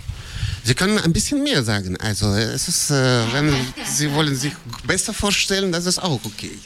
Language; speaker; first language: German; non-native, fluent; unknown